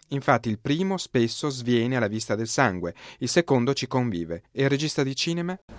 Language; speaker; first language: Italian; native; Italian